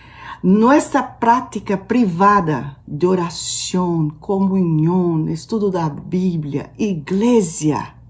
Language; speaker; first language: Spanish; non-native, learner; Portuguese